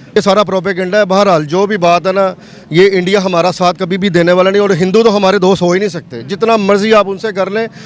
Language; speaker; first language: Urdu; non-native, local second language; Punjabi